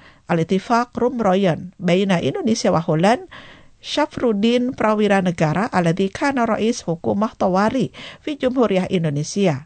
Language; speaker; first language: Arabic; non-native, fluent; Indonesian